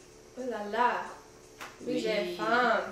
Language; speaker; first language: French; non-native, learner; English